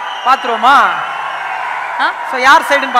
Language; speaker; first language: Tamil; native; Tamil